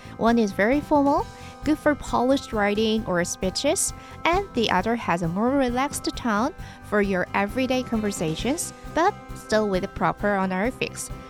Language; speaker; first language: English; non-native, fluent; Korean